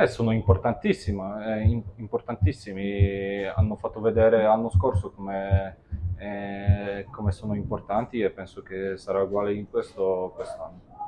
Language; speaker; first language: Italian; non-native, fluent; Polish